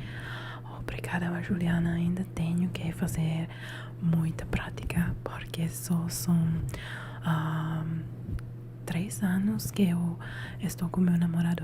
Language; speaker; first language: Portuguese; non-native, learner; Italian